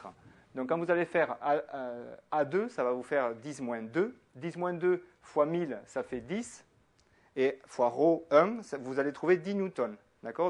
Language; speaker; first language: French; native; French